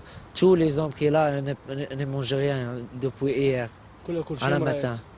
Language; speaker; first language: French; non-native, learner; Arabic